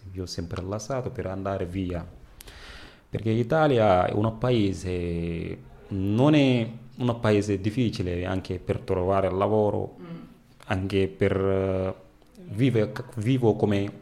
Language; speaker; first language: Italian; non-native, learner; Wolof